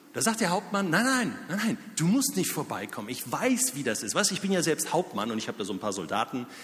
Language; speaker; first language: German; native; German